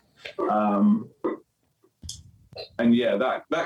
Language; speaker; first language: English; native; English